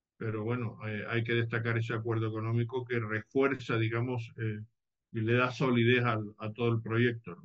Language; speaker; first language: Spanish; native; Spanish